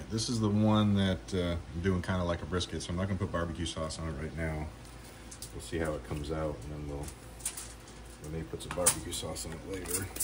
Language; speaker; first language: English; native; English